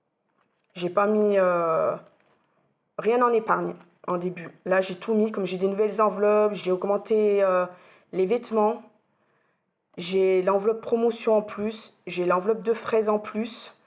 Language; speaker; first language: French; native; French